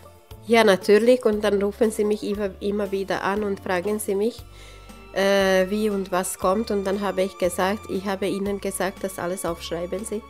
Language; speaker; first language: German; non-native, local second language; Serbian